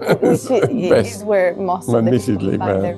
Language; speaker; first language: English; non-native, fluent; Italian